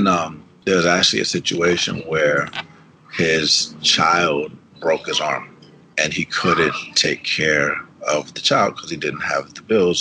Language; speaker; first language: English; early bilingual, other home language; Spanish